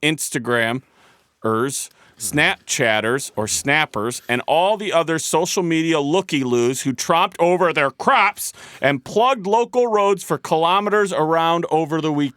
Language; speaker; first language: English; native; English